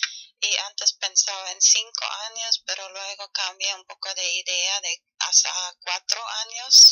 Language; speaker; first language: Spanish; non-native, fluent; German